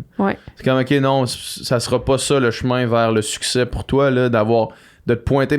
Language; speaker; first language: French; native; French